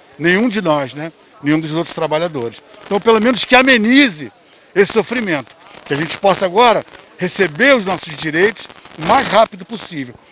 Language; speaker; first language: Portuguese; native; Portuguese